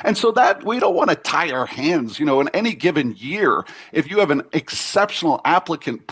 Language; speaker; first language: English; native; English